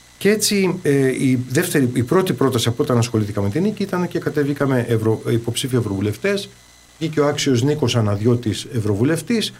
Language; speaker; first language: Greek; early bilingual, heritage; Greek